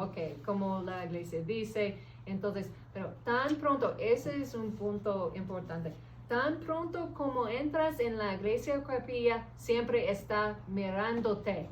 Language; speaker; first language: Spanish; early bilingual, heritage; English